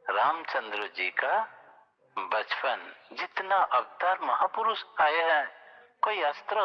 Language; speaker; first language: Hindi; non-native, local second language; Bangla